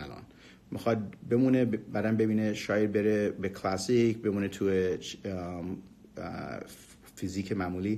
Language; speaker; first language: Persian; early bilingual, heritage; Persian